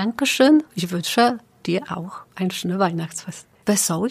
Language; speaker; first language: German; non-native, learner; Polish